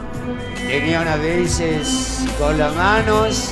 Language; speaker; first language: Spanish; non-native, learner; Italian